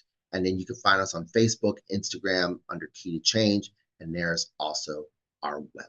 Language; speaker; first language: English; native; English